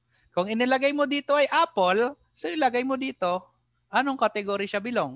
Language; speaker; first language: Filipino; native; Filipino